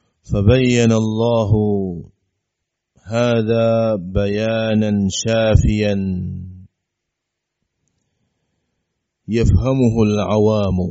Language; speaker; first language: Arabic; non-native, fluent; Indonesian